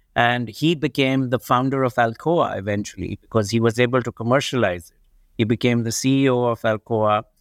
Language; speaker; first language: English; non-native, local second language; Urdu